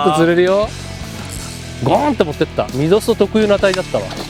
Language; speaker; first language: Japanese; native; Japanese